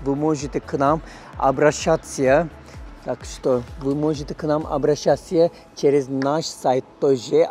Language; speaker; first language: Russian; non-native, fluent; Turkish